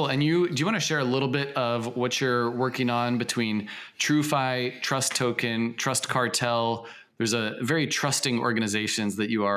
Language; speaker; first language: English; native; English